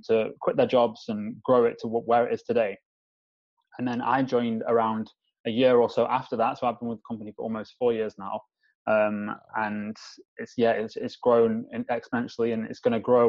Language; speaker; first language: English; native; English